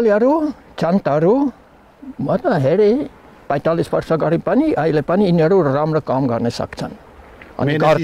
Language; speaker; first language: Nepali; non-native, learner; German